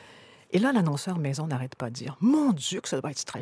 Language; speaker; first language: French; native; French